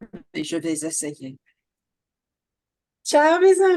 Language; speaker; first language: French; non-native, fluent; English